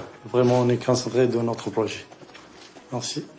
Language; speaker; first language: French; non-native, learner; Arabic